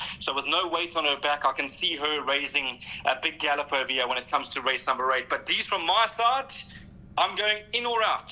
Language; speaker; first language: English; native; English